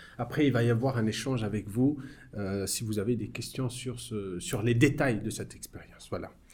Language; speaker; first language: French; non-native, local second language; Arabic